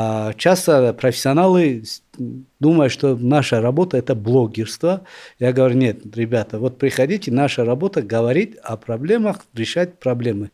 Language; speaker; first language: Russian; non-native, local second language; Tajik